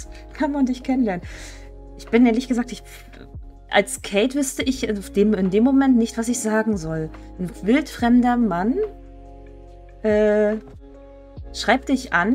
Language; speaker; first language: German; native; German